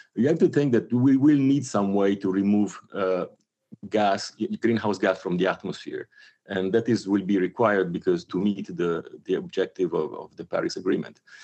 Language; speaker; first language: English; non-native, fluent; Italian